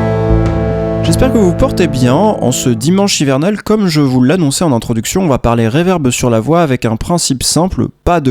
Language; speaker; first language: French; native; French